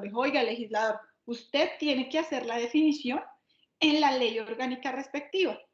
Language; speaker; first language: Spanish; native; Spanish